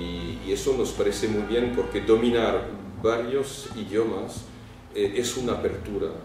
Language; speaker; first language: Spanish; non-native, fluent; French